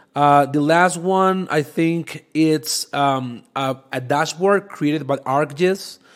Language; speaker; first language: English; non-native, fluent; Spanish